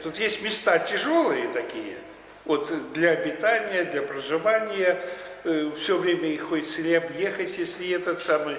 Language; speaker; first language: Russian; native; Russian